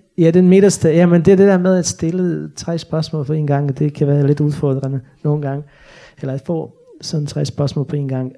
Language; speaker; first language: Danish; non-native, fluent; Bosnian